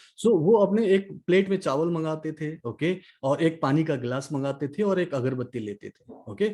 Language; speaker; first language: Hindi; non-native, local second language; Nepali